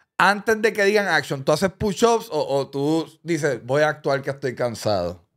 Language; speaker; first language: Spanish; native; Spanish